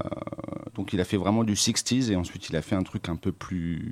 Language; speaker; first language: French; native; French